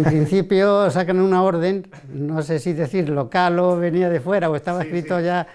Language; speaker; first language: Spanish; native; Spanish